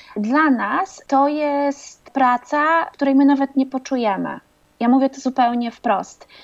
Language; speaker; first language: Polish; native; Polish